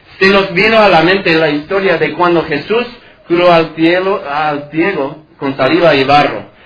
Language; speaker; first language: Spanish; non-native, fluent; English